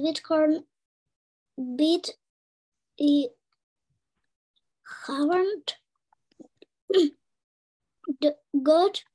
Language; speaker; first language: English; non-native, learner; Russian